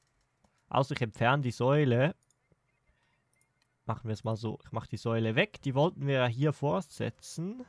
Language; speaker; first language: German; native; German